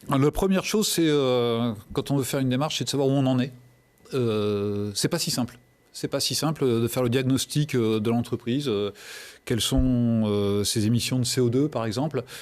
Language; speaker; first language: French; native; French